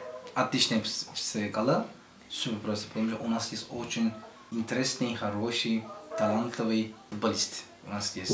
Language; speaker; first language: Russian; non-native, fluent; Turkish